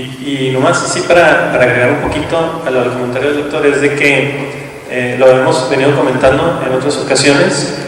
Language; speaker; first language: Spanish; native; Spanish